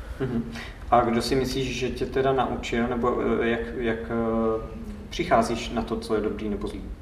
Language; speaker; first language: Czech; native; Czech